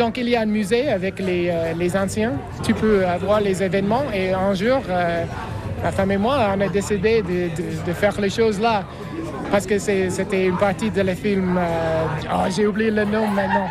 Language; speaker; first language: French; non-native, fluent; English